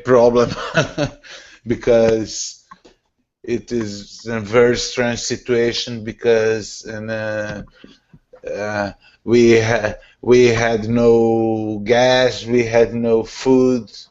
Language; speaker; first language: English; non-native, learner; Portuguese